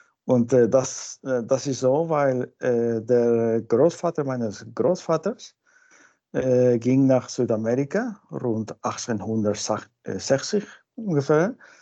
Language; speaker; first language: German; non-native, fluent; Spanish